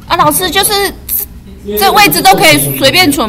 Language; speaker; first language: Chinese; native; Chinese